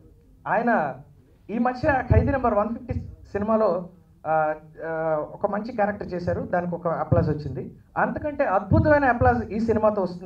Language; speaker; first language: Telugu; native; Telugu